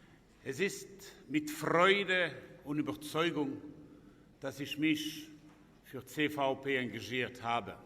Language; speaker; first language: German; non-native, local second language; French